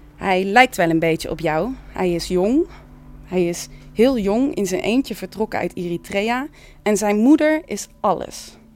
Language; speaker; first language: Dutch; native; Dutch